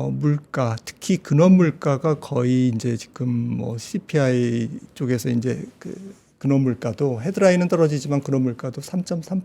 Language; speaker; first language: Korean; native; Korean